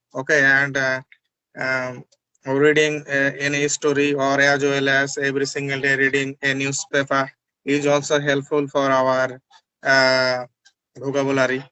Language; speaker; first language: English; non-native, learner; Bangla